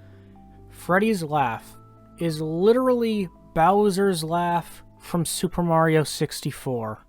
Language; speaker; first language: English; native; English